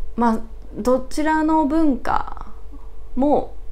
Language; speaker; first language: Japanese; native; Japanese